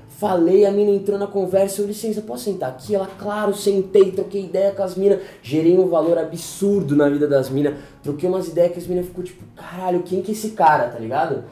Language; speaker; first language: Portuguese; native; Portuguese